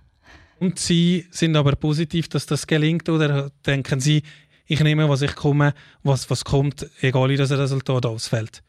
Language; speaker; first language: German; native; German